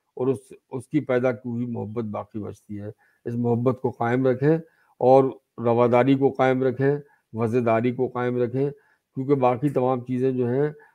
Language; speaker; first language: Urdu; native; Urdu